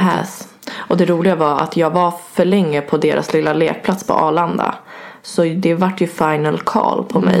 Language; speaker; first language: Swedish; native; Swedish